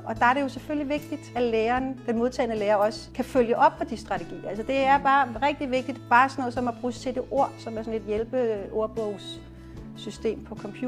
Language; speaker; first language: Danish; native; Danish